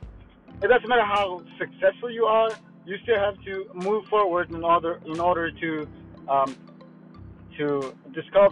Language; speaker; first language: English; non-native, fluent; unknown